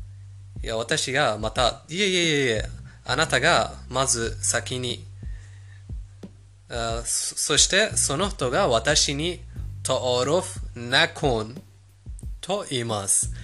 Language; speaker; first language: Japanese; non-native, fluent; Persian